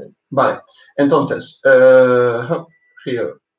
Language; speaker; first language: English; non-native, fluent; Spanish